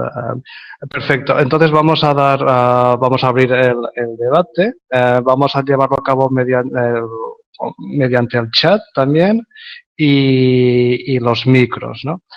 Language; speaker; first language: Spanish; native; Spanish